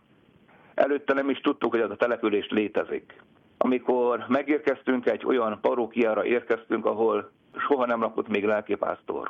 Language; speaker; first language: Hungarian; native; Hungarian